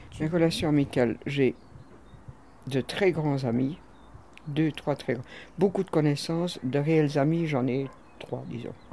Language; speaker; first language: French; native; French